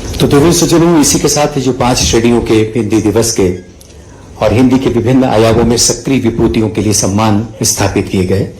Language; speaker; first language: Hindi; native; Hindi